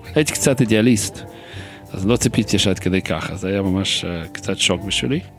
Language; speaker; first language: Hebrew; non-native, fluent; Russian